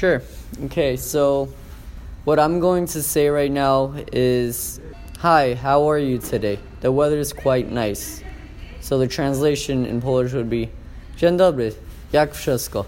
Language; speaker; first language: English; early bilingual, other home language; Polish